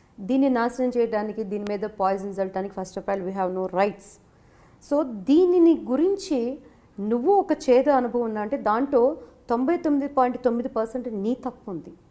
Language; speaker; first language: Telugu; native; Telugu